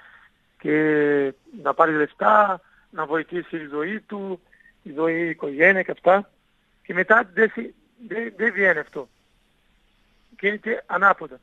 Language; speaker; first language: Greek; non-native, learner; Portuguese